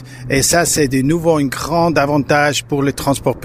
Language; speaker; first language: French; non-native, local second language; German